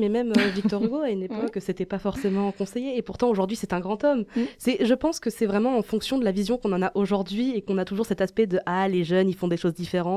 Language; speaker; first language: French; native; French